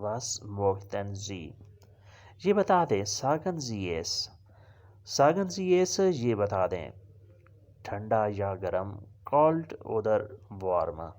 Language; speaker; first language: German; non-native, learner; Urdu